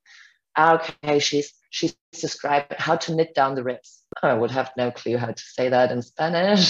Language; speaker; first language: English; non-native, fluent; German